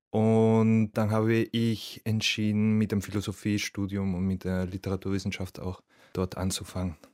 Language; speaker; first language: German; non-native, fluent; Spanish